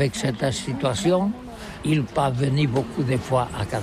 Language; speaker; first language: French; non-native, learner; Catalan